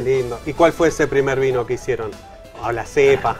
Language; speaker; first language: Spanish; native; Spanish